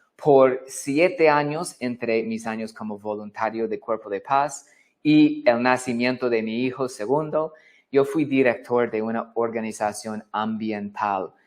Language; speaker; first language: Spanish; non-native, fluent; English